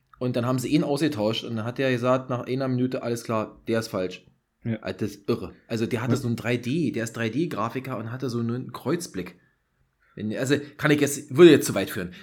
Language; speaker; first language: German; native; German